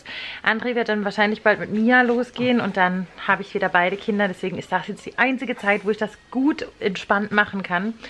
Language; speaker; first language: German; native; German